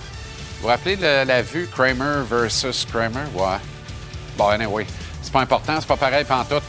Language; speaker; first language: French; native; French